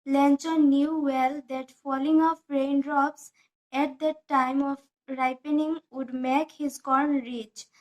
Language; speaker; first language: English; non-native, local second language; Assamese